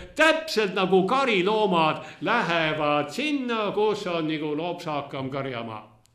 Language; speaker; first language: Estonian; non-native, local second language; Russian